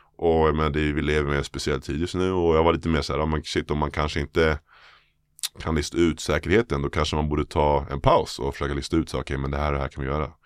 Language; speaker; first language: Swedish; native; Swedish